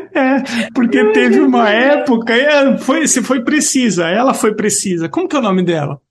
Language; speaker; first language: Portuguese; native; Portuguese